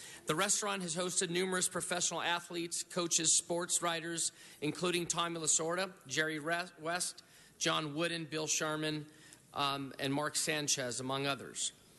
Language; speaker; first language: English; early bilingual, other home language; Italian